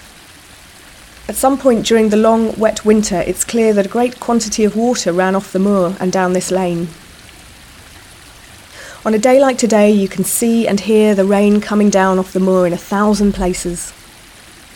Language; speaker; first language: English; native; English